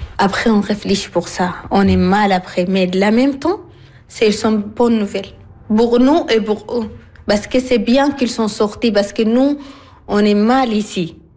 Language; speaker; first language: French; non-native, learner; Arabic